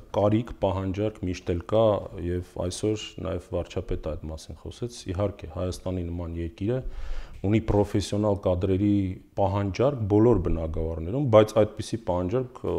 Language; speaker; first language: Armenian; native; Armenian